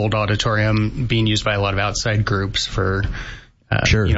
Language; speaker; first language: English; native; English